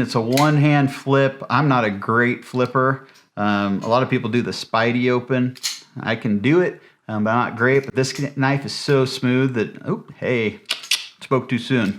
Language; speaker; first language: English; native; English